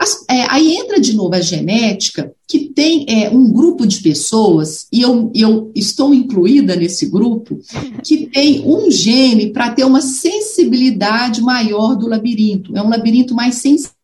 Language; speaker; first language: Portuguese; native; Portuguese